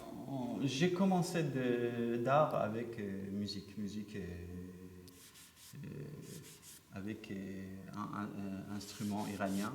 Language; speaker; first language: French; non-native, learner; Persian